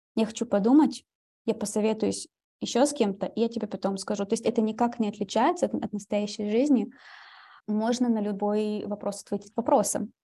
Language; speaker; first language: Russian; early bilingual, heritage; Russian